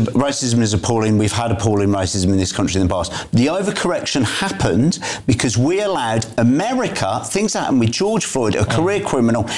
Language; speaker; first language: English; native; English